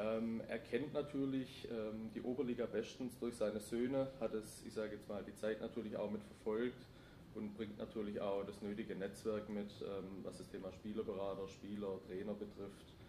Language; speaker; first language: German; native; German